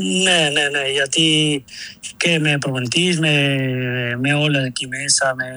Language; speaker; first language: Greek; non-native, learner; Spanish